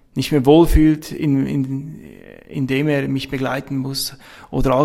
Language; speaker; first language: German; native; German